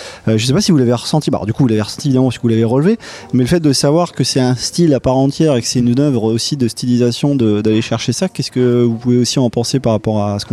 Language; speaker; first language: French; native; French